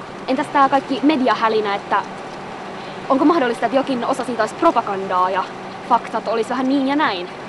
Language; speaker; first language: Finnish; native; Finnish